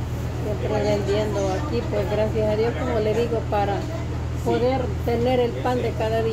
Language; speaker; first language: Spanish; native; Spanish